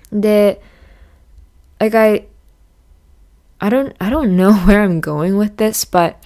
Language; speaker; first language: English; early bilingual, other home language; Japanese